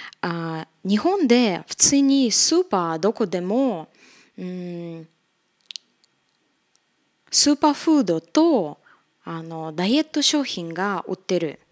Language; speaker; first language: Japanese; non-native, fluent; Russian